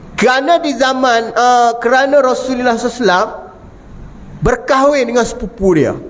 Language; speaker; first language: Malay; native; Malay